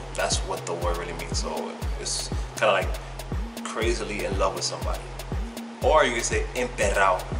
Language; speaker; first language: English; native; English